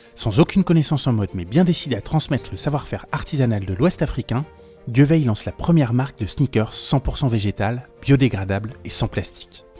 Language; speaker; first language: French; native; French